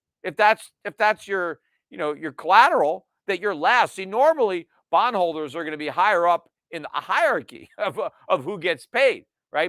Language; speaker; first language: English; native; English